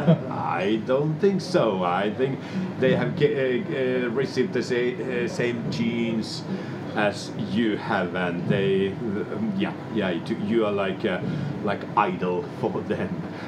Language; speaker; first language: English; non-native, fluent; Finnish